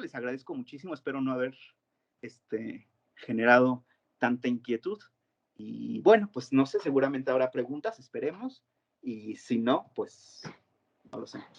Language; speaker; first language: Spanish; native; Spanish